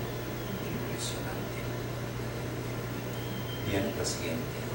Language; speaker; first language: Spanish; non-native, learner; Chinese